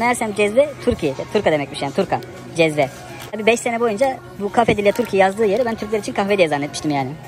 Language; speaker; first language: Turkish; native; Turkish